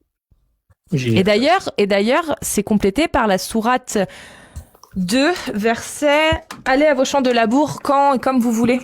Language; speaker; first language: French; native; French